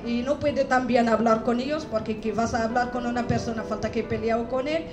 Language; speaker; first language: Spanish; non-native, learner; Arabic